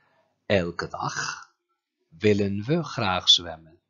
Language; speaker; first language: Dutch; non-native, fluent; Turkish